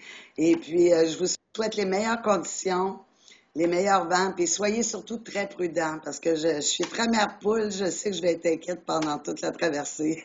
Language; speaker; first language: French; native; French